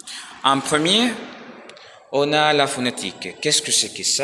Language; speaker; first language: French; non-native, learner; Spanish